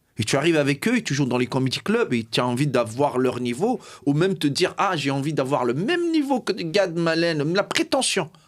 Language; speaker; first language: French; non-native, local second language; Arabic